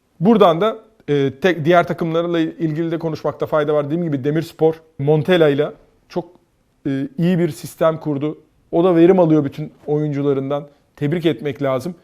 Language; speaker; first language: Turkish; native; Turkish